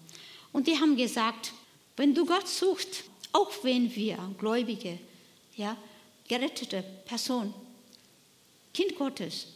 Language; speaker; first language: German; non-native, learner; Nepali